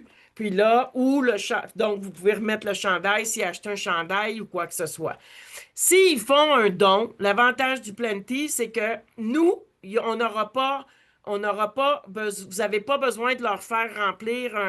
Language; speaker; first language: French; native; French